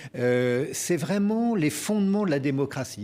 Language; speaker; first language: French; native; French